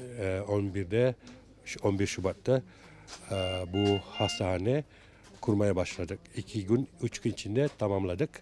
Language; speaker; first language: Turkish; non-native, learner; Malay